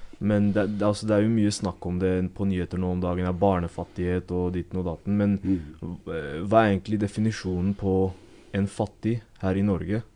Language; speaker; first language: Norwegian; early bilingual, other home language; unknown